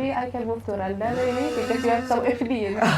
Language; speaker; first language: English; non-native, learner; Indonesian